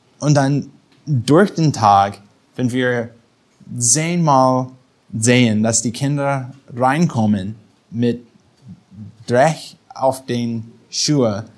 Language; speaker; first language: German; non-native, fluent; English